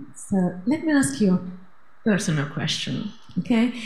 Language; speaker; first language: English; non-native, fluent; Hungarian